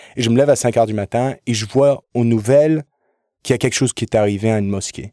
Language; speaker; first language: French; early bilingual, other home language; English